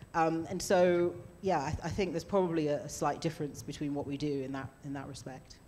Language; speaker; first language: English; native; English